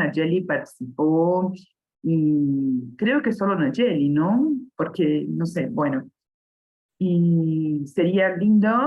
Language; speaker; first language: Spanish; non-native, fluent; Portuguese